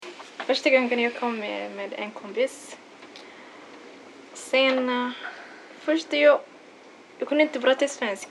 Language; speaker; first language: Swedish; non-native, learner; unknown